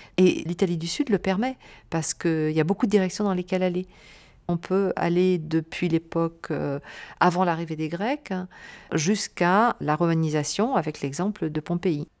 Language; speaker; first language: French; native; French